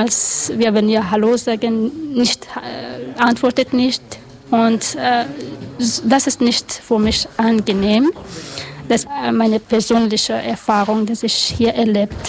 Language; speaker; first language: German; non-native, learner; Persian